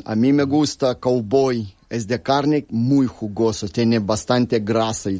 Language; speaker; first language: Spanish; non-native, learner; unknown